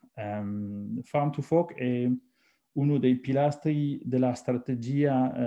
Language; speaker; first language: Italian; non-native, fluent; French